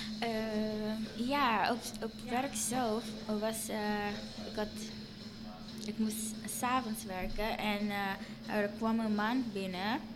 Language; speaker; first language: Dutch; non-native, fluent; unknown